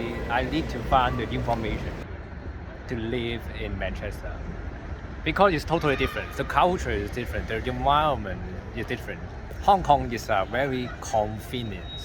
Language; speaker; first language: English; non-native, learner; Cantonese